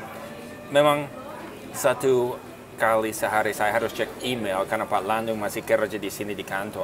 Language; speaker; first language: Indonesian; non-native, fluent; English